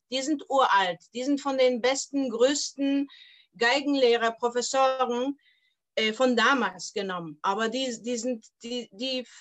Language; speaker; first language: German; non-native, fluent; Polish